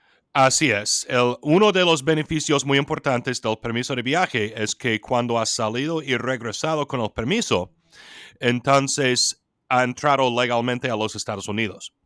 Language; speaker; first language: Spanish; non-native, fluent; English